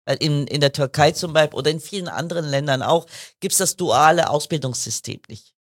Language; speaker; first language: German; early bilingual, other home language; Kurdish